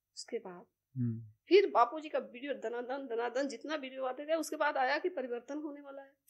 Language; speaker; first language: Hindi; native; Hindi